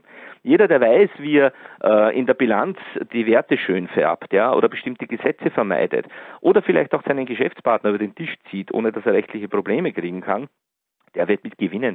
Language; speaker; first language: German; native; German